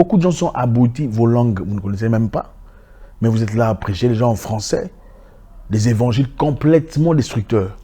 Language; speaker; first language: French; native; French